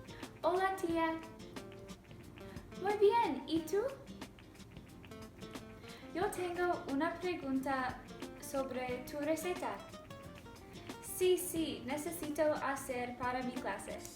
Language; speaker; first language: Spanish; non-native, learner; English